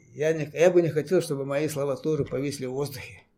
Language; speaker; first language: Russian; non-native, local second language; Chechen